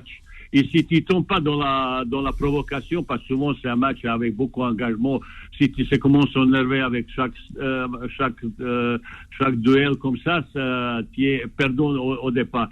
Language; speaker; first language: French; non-native, fluent; Bosnian